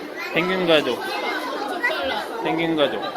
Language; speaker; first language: Korean; native; Korean